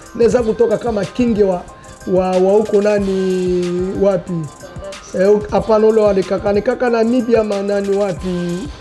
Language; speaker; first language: Swahili; non-native, local second language; French